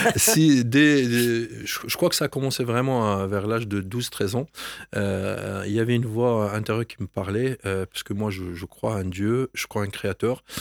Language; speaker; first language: French; non-native, local second language; Arabic